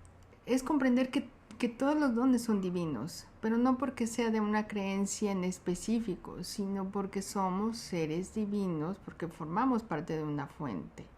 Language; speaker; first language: Spanish; native; Spanish